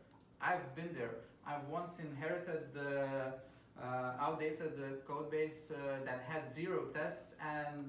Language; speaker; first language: English; non-native, fluent; Lithuanian